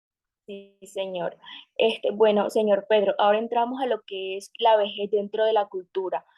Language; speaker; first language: Spanish; native; Spanish